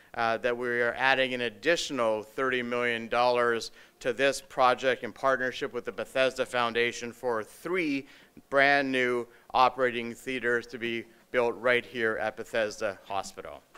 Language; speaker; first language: English; native; English